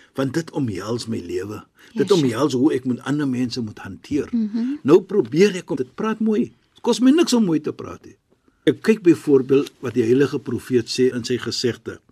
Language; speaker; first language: Afrikaans; non-native, fluent; Arabic